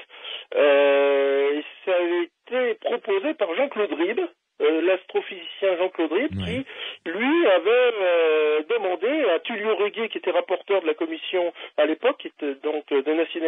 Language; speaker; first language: French; native; French